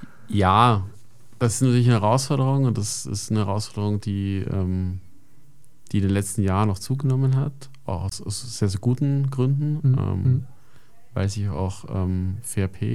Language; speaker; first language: German; native; German